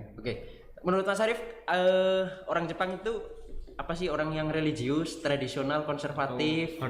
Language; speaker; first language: Indonesian; native; Indonesian